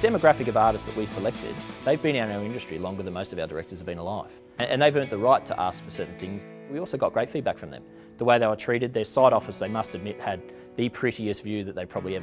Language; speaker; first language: English; native; English